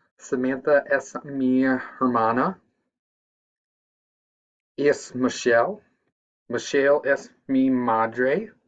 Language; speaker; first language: Spanish; non-native, learner; English